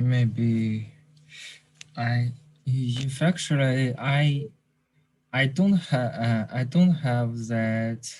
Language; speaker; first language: English; non-native, learner; Chinese